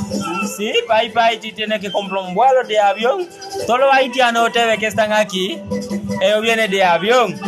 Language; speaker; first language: Spanish; non-native, learner; Haitian Creole